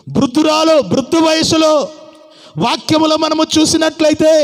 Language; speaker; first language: Telugu; non-native, local second language; Odia